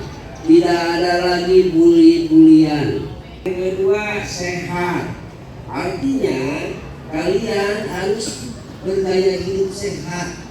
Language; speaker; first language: Indonesian; native; Indonesian